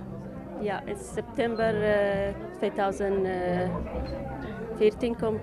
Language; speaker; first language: Dutch; non-native, learner; Kurdish